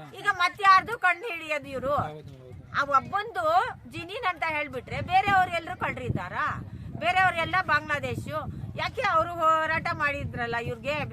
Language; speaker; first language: Kannada; non-native, local second language; Urdu